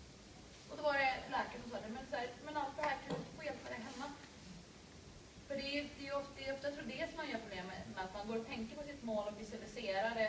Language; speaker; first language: Swedish; native; Swedish